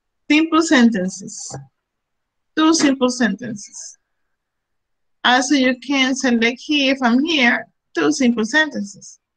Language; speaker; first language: English; non-native, fluent; Spanish